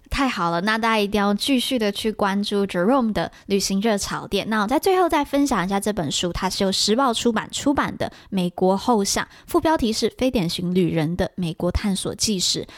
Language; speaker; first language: Chinese; native; Chinese